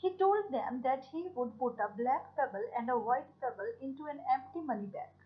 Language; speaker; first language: English; non-native, local second language; Punjabi